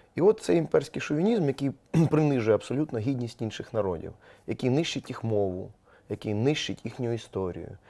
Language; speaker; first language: Ukrainian; non-native, local second language; Russian